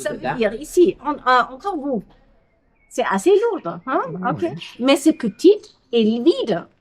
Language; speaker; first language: French; non-native, fluent; German